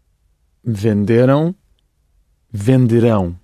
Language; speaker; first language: Portuguese; non-native, learner; English